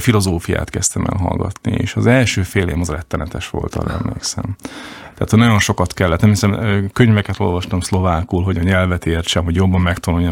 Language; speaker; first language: Hungarian; native; Hungarian